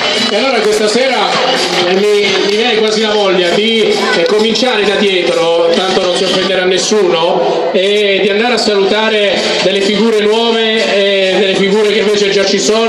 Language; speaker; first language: Italian; native; Italian